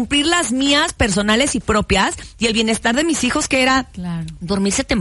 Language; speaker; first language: Spanish; native; Spanish